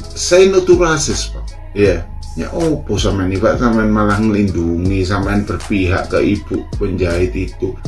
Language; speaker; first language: Indonesian; non-native, local second language; Javanese